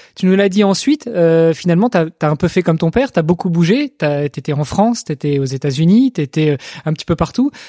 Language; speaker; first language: French; native; French